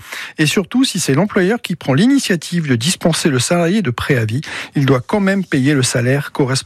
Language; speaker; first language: French; native; French